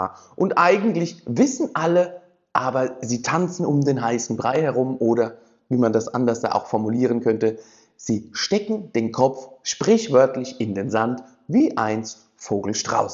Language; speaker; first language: German; native; German